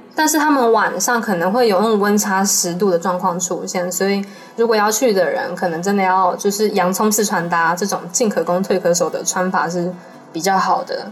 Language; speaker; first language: Chinese; native; Chinese